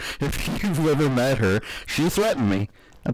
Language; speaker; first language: English; native; English